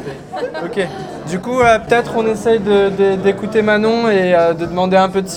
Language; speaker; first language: French; native; French